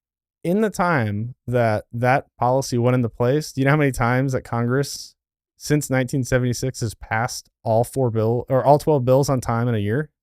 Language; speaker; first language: English; native; English